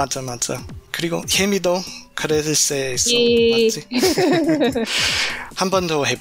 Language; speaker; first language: Korean; non-native, learner; English